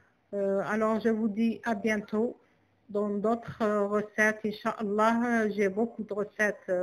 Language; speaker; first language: French; non-native, local second language; Arabic